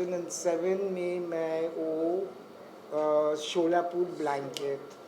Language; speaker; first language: Hindi; non-native, local second language; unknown